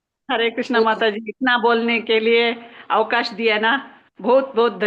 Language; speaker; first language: Hindi; non-native, local second language; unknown